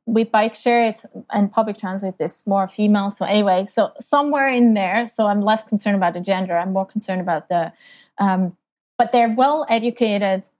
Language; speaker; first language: English; non-native, fluent; German